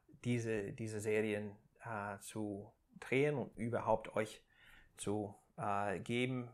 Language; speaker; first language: German; non-native, fluent; English